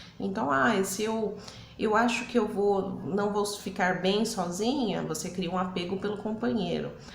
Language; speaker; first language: Portuguese; early bilingual, other home language; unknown